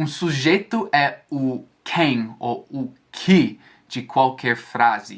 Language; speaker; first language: Portuguese; non-native, fluent; English